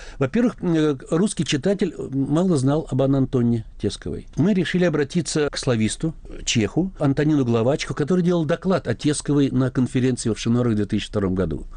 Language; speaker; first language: Russian; native; Russian